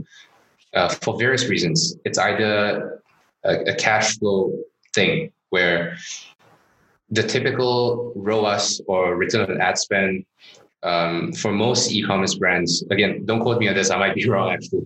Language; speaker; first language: English; non-native, local second language; Chinese